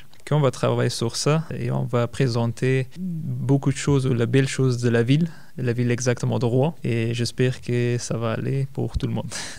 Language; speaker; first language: French; non-native, fluent; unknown